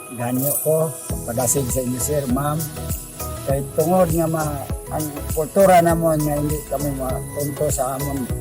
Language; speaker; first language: Cebuano; non-native, local second language; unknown